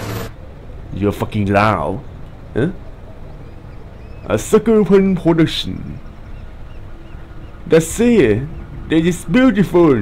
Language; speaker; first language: English; non-native, learner; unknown